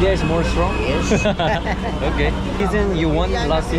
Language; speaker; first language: English; non-native, learner; Korean